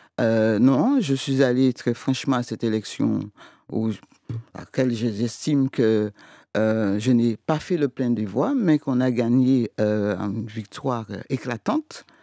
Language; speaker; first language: French; native; French